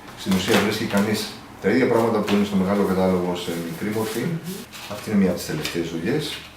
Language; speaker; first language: Greek; native; Greek